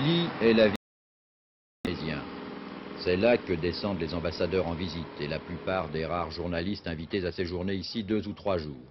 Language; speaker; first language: French; native; French